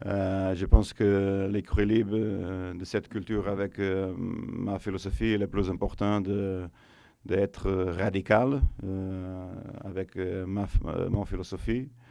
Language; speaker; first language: French; non-native, fluent; Portuguese